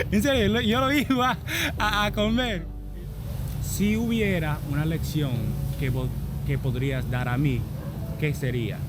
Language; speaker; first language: Spanish; non-native, learner; English